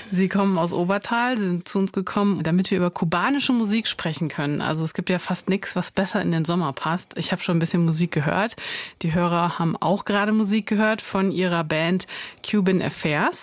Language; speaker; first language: German; native; German